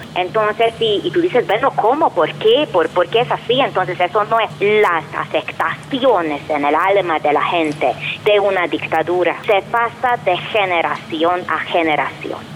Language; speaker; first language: Spanish; non-native, fluent; Hungarian